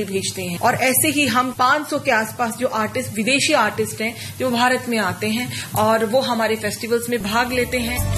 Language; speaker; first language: Hindi; native; Hindi